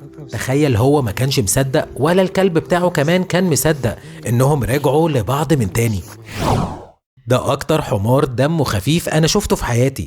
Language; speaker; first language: Arabic; native; Arabic